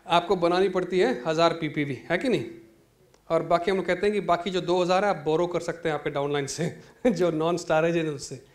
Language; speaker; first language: Hindi; non-native, local second language; Malayalam